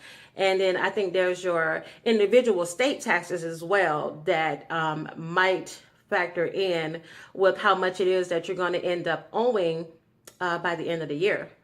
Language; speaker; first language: English; native; English